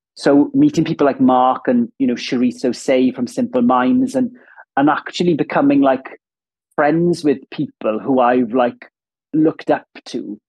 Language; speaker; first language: English; non-native, local second language; Welsh